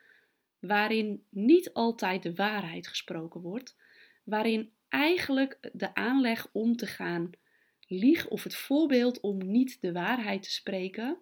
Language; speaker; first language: Dutch; native; Dutch